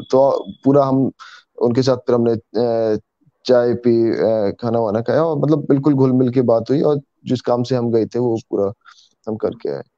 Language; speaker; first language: Hindi; native; Hindi